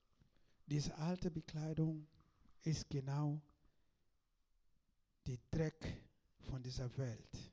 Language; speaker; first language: German; non-native, learner; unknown